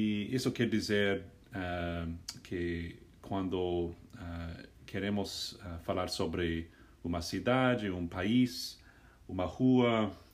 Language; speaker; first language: Portuguese; non-native, fluent; English